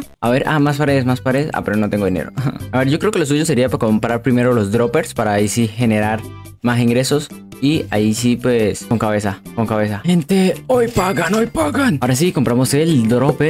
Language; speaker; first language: Spanish; native; Spanish